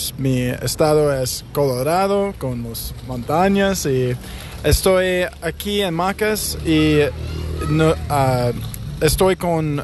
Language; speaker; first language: Spanish; non-native, learner; English